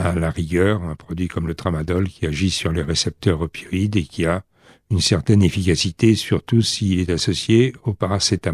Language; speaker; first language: French; native; French